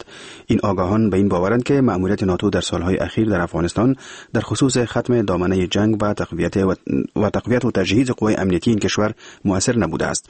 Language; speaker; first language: Persian; native; Persian